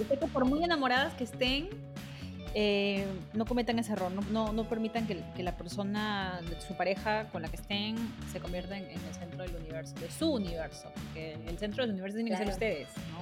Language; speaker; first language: Spanish; native; Spanish